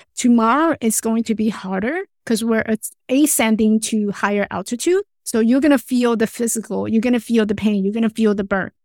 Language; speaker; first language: English; non-native, fluent; Chinese